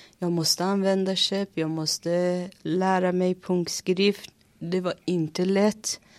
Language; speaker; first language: Swedish; non-native, fluent; Persian